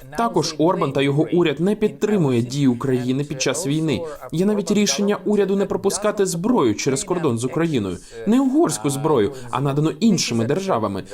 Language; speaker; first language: Ukrainian; native; Ukrainian